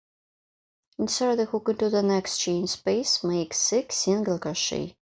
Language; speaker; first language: English; non-native, fluent; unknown